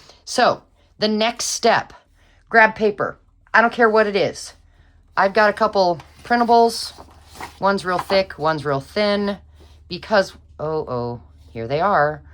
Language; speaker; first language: English; native; English